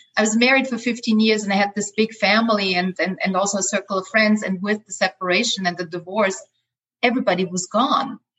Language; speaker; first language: English; non-native, fluent; German